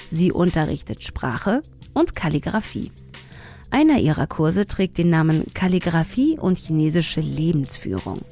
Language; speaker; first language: German; early bilingual, other home language; Tigrinya